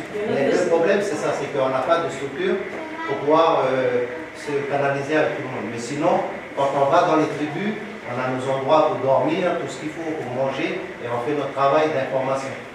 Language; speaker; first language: French; native; French